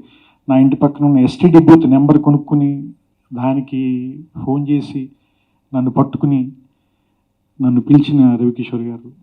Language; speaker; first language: Telugu; native; Telugu